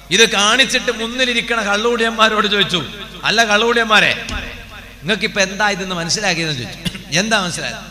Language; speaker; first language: Malayalam; non-native, local second language; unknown